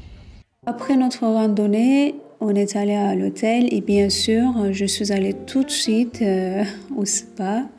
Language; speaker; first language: French; non-native, fluent; Turkish